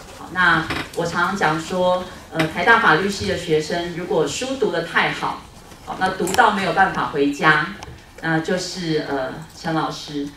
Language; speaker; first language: Chinese; native; Chinese